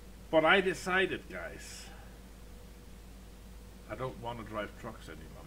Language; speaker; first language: English; non-native, fluent; Danish